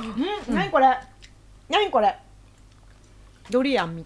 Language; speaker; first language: Japanese; native; Japanese